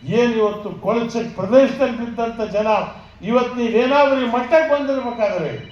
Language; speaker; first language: Kannada; non-native, local second language; Urdu